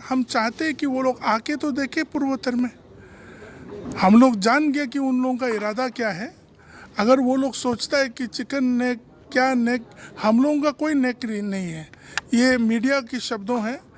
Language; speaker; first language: Hindi; non-native, local second language; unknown